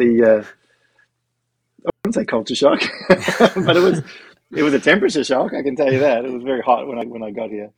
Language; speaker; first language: English; native; English